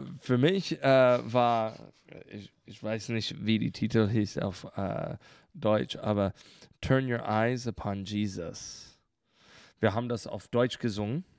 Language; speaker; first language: German; non-native, learner; English